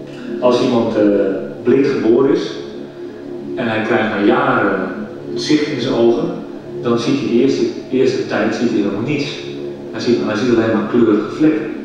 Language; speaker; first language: Dutch; native; Dutch